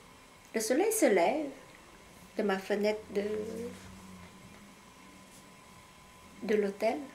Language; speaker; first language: French; non-native, fluent; Khmer